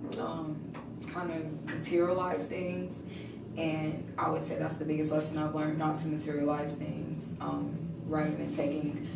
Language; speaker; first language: English; native; English